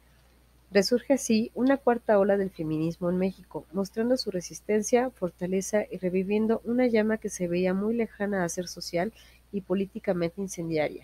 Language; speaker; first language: Spanish; native; Spanish